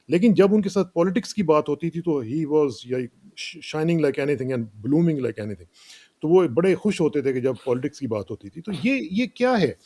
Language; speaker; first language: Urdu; non-native, local second language; Punjabi